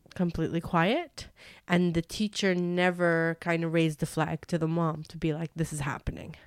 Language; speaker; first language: English; native; English